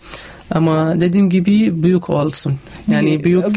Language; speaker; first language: Turkish; non-native, learner; Arabic